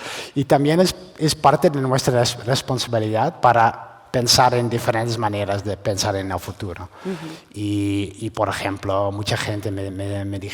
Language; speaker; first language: Spanish; non-native, fluent; Dutch